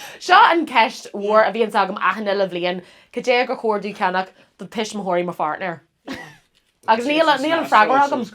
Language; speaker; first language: Irish; non-native, local second language; English